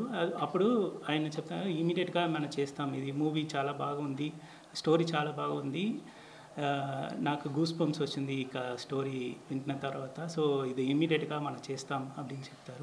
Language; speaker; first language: Telugu; non-native, learner; Tamil